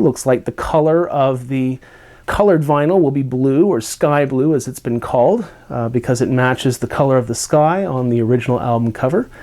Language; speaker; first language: English; native; English